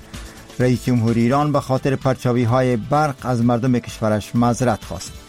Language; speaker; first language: Persian; native; Persian